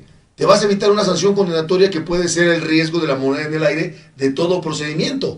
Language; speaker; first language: Spanish; native; Spanish